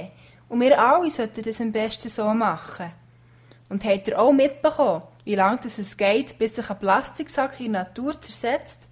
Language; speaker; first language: German; native; German